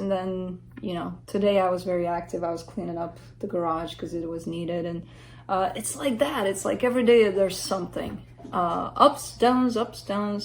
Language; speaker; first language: English; native; English